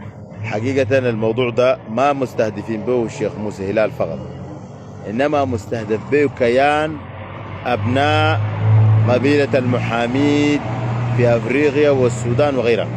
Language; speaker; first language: Arabic; native; Arabic